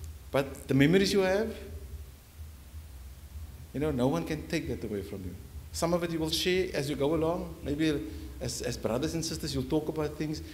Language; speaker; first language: English; non-native, local second language; Afrikaans